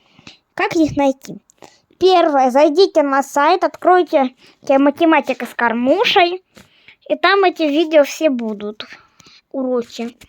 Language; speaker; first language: Russian; non-native, fluent; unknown